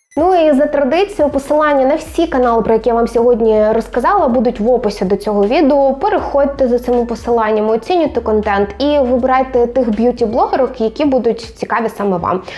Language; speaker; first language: Ukrainian; non-native, local second language; Russian